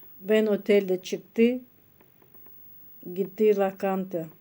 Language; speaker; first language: Turkish; non-native, learner; Russian